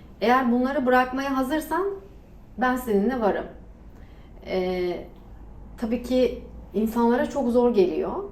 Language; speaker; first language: Turkish; native; Turkish